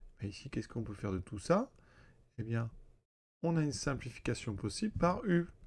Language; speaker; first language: French; native; French